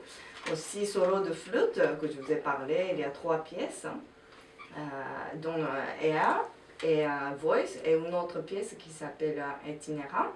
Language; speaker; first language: French; non-native, fluent; Japanese